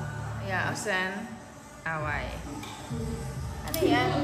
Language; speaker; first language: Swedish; non-native, learner; Filipino